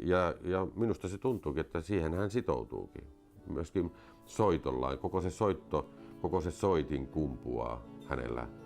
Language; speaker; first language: Finnish; native; Finnish